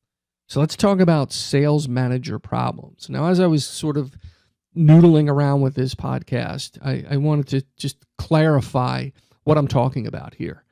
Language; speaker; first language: English; native; English